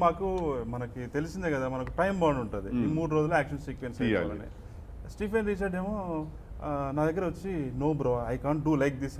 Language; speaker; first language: Telugu; native; Telugu